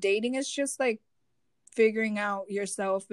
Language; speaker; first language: English; non-native, fluent; Korean